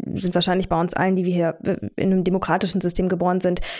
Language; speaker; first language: German; native; German